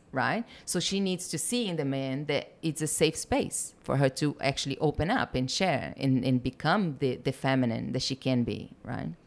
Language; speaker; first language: English; non-native, fluent; Portuguese